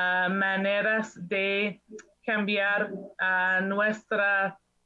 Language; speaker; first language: Spanish; non-native, learner; English